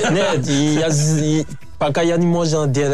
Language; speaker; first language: Russian; non-native, learner; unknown